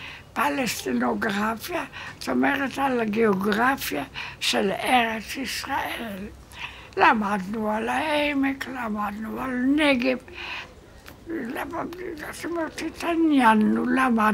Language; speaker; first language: Hebrew; non-native, fluent; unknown